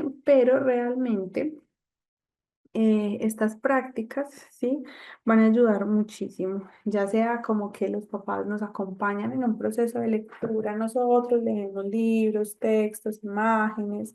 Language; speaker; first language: Spanish; native; Spanish